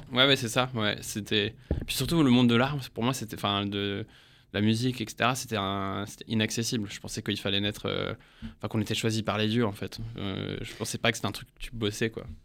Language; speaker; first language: French; early bilingual, heritage; English